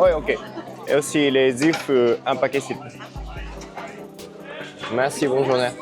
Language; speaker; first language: French; non-native, learner; Japanese